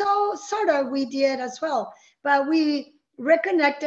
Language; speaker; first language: English; early bilingual, other home language; Spanish